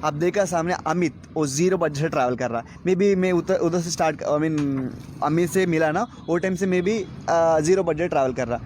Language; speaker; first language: Hindi; non-native, local second language; Telugu